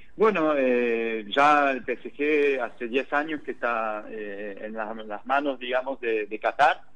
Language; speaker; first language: Spanish; non-native, fluent; French